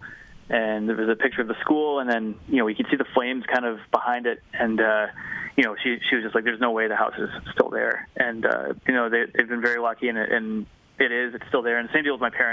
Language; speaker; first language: English; native; English